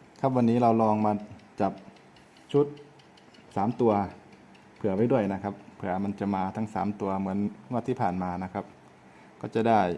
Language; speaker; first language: Thai; native; Thai